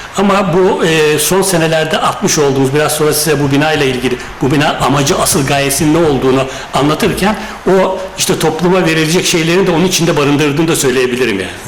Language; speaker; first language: Turkish; native; Turkish